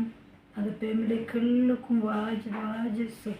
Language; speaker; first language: Arabic; non-native, learner; Sinhala